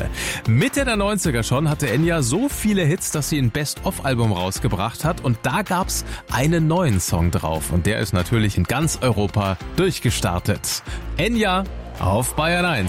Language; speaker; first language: German; native; German